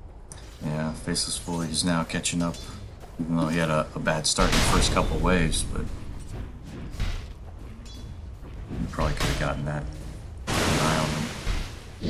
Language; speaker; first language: English; native; English